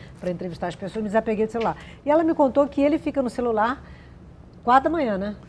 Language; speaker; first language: Portuguese; native; Portuguese